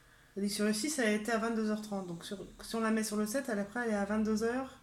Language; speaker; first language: French; native; French